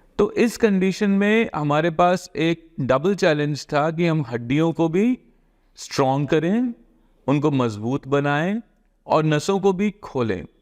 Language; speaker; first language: Hindi; native; Hindi